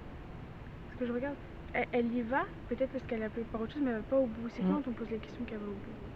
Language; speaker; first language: French; native; French